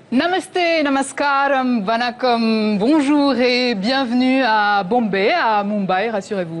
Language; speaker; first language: French; native; French